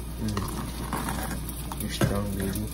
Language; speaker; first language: Korean; non-native, learner; English